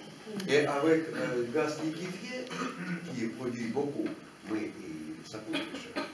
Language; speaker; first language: French; non-native, fluent; Russian